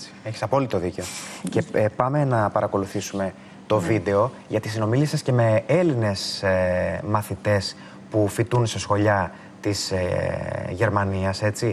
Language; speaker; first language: Greek; native; Greek